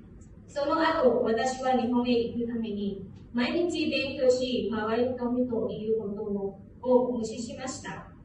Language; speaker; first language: Japanese; non-native, fluent; Hmong